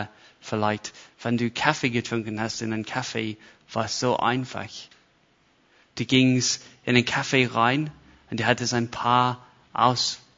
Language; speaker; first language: German; non-native, fluent; English